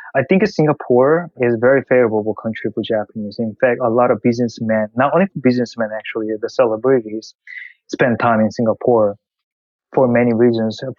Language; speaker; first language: English; non-native, fluent; Korean